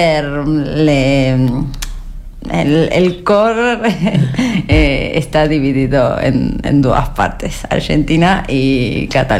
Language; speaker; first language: Catalan; non-native, learner; Spanish